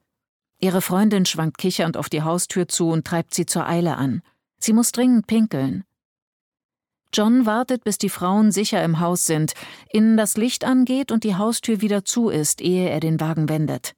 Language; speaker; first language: German; native; German